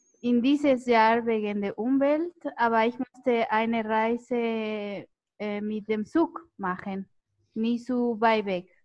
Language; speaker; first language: German; non-native, learner; Spanish